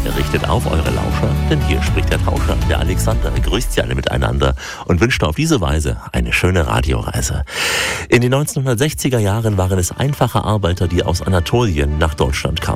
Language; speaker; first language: German; native; German